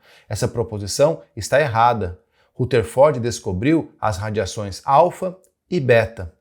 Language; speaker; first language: Portuguese; native; Portuguese